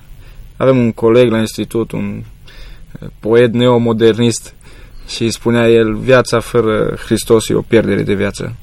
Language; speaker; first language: Romanian; native; Romanian